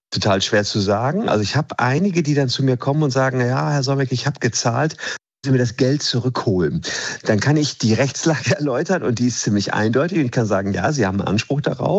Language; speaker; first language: German; native; German